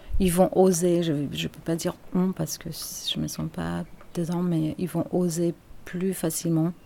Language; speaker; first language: French; non-native, fluent; Spanish